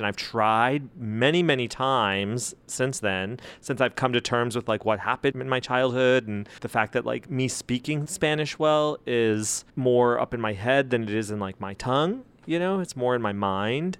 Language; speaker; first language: English; early bilingual, other home language; Spanish